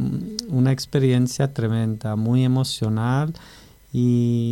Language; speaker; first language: Spanish; non-native, fluent; Greek